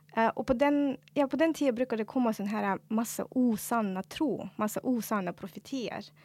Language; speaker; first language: Norwegian; non-native, fluent; Russian